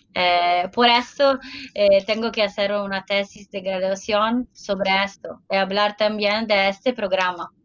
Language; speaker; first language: Spanish; non-native, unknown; Italian